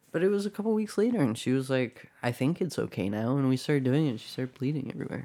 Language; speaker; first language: English; native; English